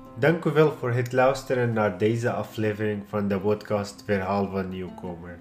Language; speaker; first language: Dutch; non-native, learner; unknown